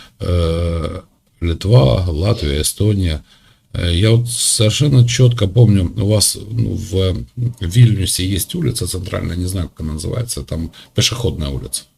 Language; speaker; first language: Russian; native; Russian